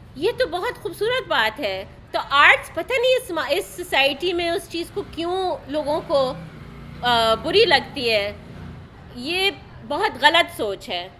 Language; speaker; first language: Urdu; early bilingual, heritage; Urdu